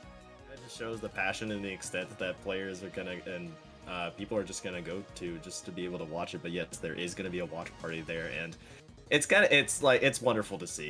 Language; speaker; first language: English; native; English